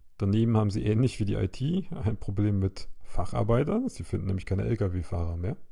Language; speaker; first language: German; native; German